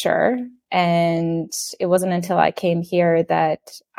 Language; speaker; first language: English; non-native, fluent; Norwegian